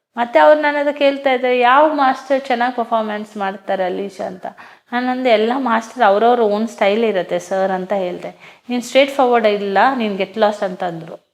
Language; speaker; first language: Kannada; non-native, local second language; Hindi